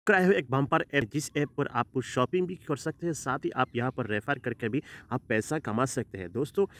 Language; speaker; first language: Hindi; non-native, local second language; Assamese